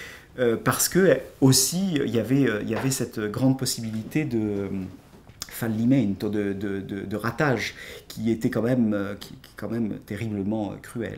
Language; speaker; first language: French; native; French